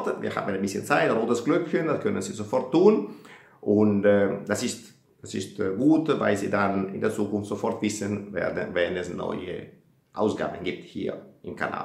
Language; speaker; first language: German; non-native, fluent; Italian